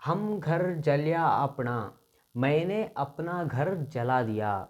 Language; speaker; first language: Hindi; non-native, local second language; Kannada